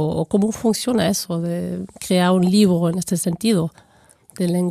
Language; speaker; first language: Spanish; non-native, fluent; German